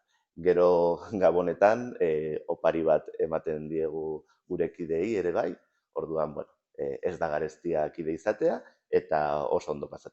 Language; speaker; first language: Basque; non-native, local second language; Spanish